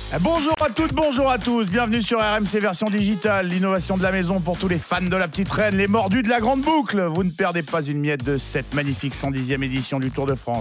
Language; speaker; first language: French; native; French